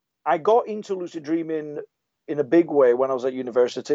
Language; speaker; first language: English; native; English